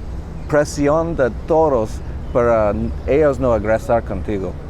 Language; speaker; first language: Spanish; non-native, learner; English